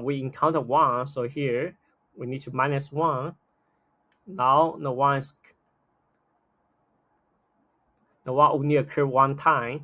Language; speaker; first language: English; non-native, fluent; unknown